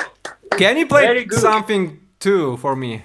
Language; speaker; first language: English; non-native, learner; Russian